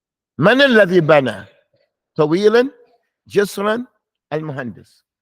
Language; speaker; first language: Arabic; non-native, fluent; English